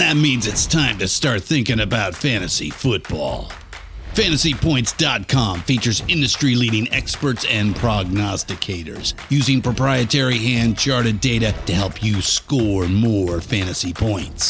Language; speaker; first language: English; native; English